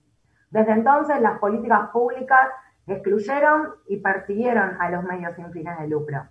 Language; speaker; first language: Spanish; native; Spanish